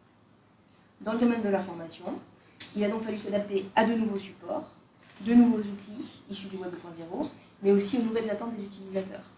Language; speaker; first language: French; native; French